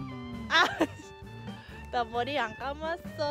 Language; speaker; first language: Korean; non-native, learner; English